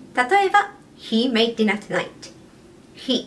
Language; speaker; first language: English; non-native, fluent; Japanese